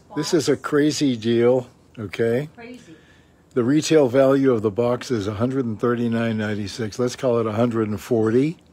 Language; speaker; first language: English; native; English